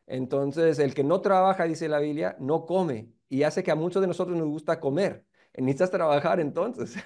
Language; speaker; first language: Spanish; early bilingual, heritage; Spanish